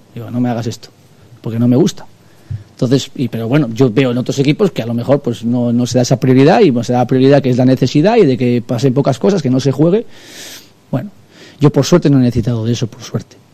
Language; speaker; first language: Spanish; native; Spanish